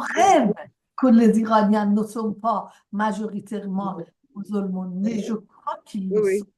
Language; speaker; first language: French; non-native, fluent; Persian